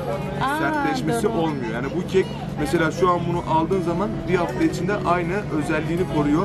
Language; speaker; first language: Turkish; native; Turkish